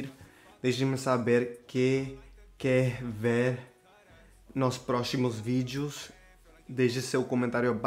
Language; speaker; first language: Portuguese; non-native, learner; Spanish